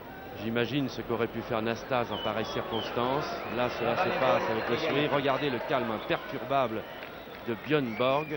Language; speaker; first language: French; native; French